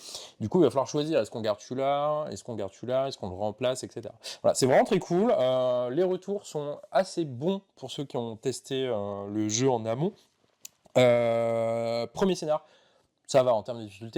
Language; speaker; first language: French; native; French